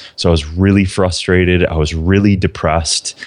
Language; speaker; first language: English; native; English